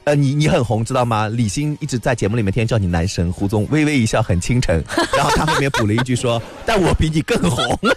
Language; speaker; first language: Chinese; native; Chinese